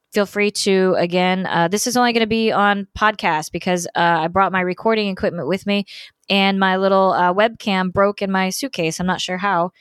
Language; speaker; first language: English; native; English